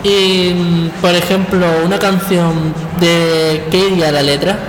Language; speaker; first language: Spanish; native; Spanish